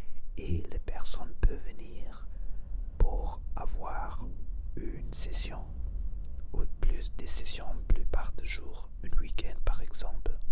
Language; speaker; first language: French; non-native, learner; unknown